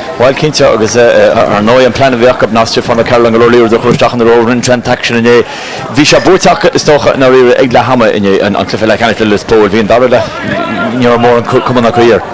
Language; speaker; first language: Irish; native; Irish